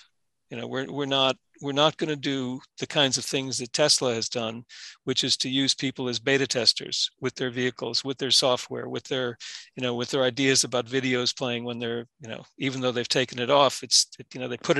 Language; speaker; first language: English; native; English